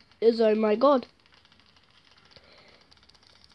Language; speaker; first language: English; native; English